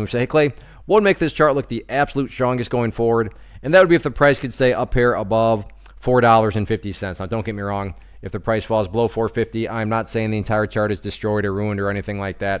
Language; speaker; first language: English; native; English